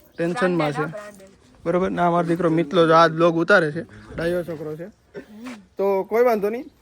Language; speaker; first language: Gujarati; native; Gujarati